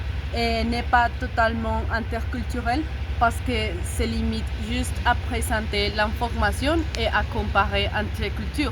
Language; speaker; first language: French; non-native, learner; Spanish